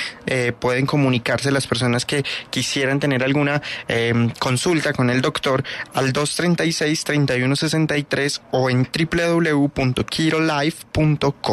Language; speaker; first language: Spanish; native; Spanish